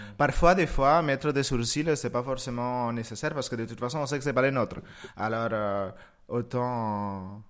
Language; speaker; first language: French; non-native, fluent; Spanish